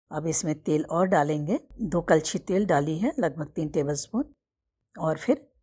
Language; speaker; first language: Hindi; native; Hindi